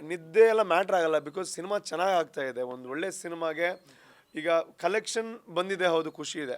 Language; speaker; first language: Kannada; non-native, local second language; Tulu